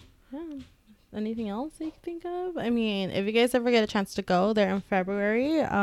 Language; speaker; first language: English; early bilingual, other home language; Spanish